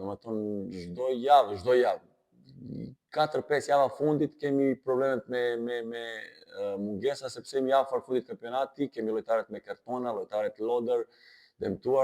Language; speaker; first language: Albanian; non-native, learner; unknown